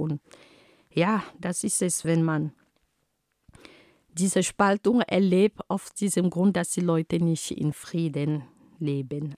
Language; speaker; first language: German; non-native, fluent; Ghomala